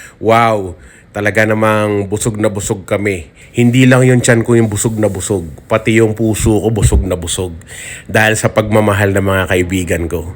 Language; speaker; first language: Filipino; native; Filipino